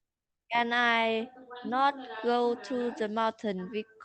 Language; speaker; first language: English; non-native, learner; Vietnamese